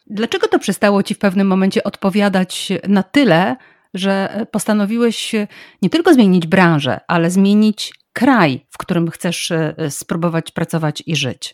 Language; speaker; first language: Polish; native; Polish